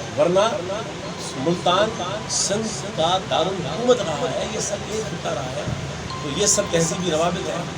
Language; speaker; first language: Urdu; non-native, local second language; Sindhi